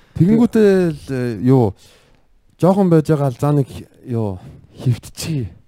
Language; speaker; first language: Mongolian; early bilingual, heritage; Mongolian